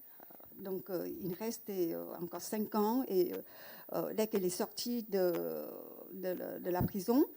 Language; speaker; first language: French; non-native, fluent; Vietnamese